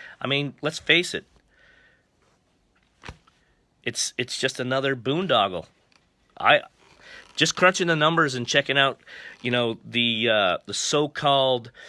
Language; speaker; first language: English; native; English